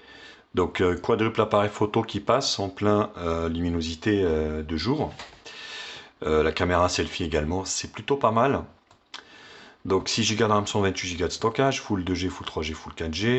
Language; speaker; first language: French; native; French